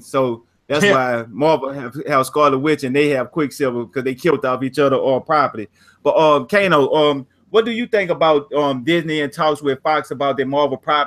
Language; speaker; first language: English; native; English